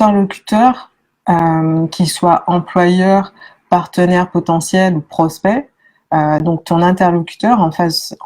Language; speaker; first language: French; native; French